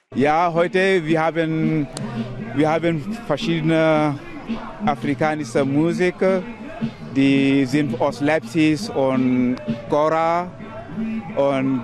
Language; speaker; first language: German; non-native, learner; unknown